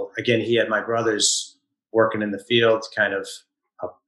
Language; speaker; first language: English; native; English